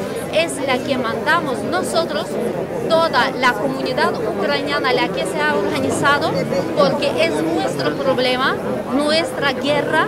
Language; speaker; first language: Spanish; non-native, fluent; Ukrainian